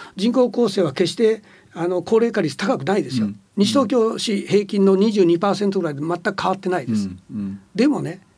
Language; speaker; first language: Japanese; native; Japanese